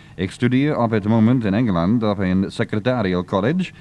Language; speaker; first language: Dutch; non-native, learner; English